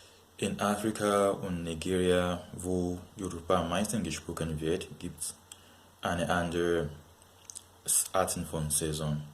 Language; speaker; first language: German; non-native, learner; Yoruba